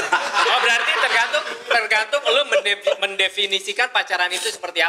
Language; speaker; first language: Indonesian; native; Indonesian